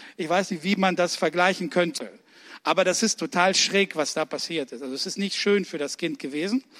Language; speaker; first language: German; early bilingual, other home language; Russian